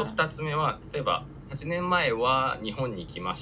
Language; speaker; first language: Japanese; native; Japanese